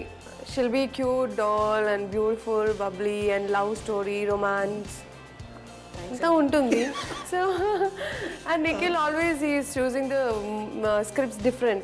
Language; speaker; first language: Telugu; non-native, learner; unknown